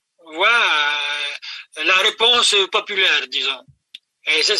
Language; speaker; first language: French; non-native, fluent; Polish